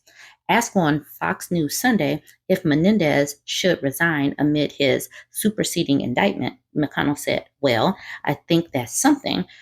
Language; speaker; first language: English; native; English